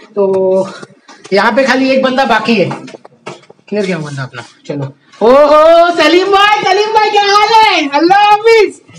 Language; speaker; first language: Hindi; native; Hindi